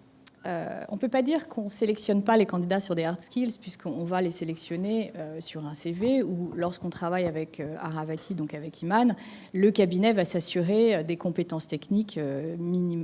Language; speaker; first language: French; native; French